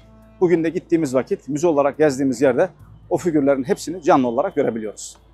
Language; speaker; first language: Turkish; native; Turkish